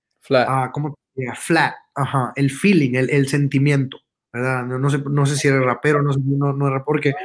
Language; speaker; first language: Spanish; early bilingual, heritage; Spanish